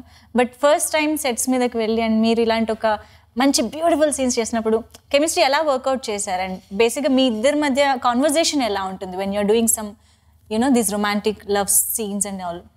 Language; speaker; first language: Telugu; native; Telugu